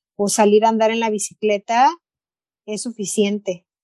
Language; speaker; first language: Spanish; native; Spanish